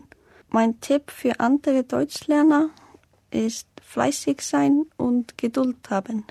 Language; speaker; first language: German; non-native, learner; Icelandic